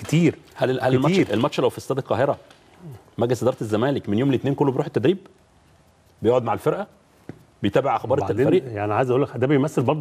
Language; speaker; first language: Arabic; native; Arabic